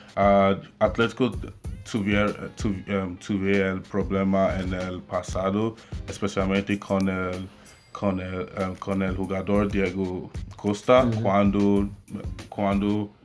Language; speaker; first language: Spanish; non-native, learner; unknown